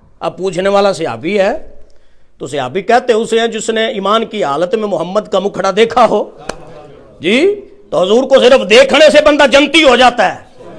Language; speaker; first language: Urdu; non-native, local second language; Punjabi